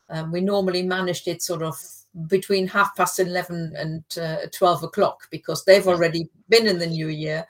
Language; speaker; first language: English; non-native, fluent; German